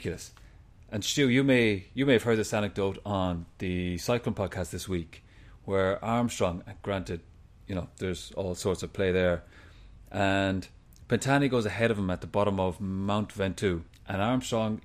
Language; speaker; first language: English; native; English